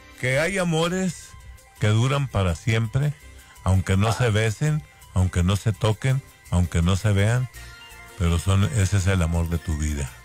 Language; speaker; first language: Spanish; native; Spanish